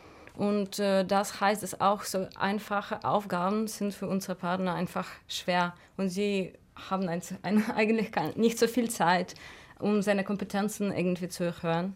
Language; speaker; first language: German; non-native, fluent; Russian